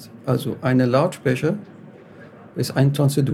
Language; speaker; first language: German; non-native, learner; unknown